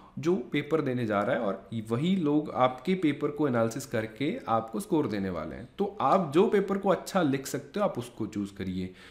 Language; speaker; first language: Hindi; native; Hindi